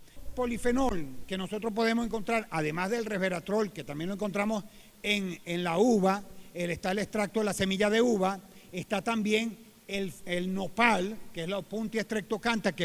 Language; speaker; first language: Spanish; native; Spanish